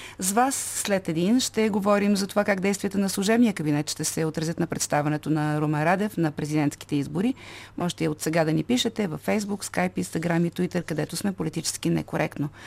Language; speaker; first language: Bulgarian; native; Bulgarian